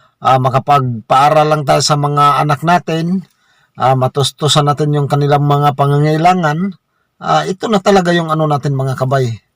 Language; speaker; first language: Filipino; non-native, local second language; Cebuano